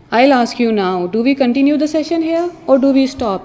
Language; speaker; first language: English; non-native, local second language; Urdu